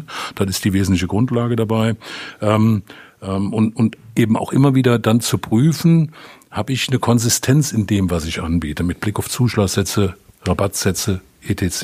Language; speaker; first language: German; native; German